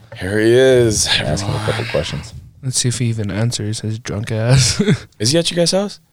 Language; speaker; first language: English; native; English